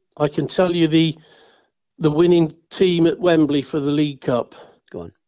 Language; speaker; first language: English; native; English